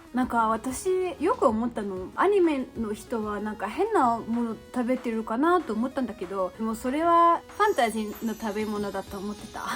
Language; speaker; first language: Japanese; non-native, fluent; German